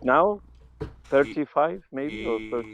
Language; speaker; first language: English; non-native, fluent; Spanish